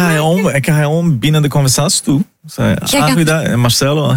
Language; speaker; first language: Dutch; non-native, fluent; Portuguese